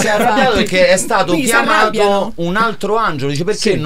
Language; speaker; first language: Italian; native; Italian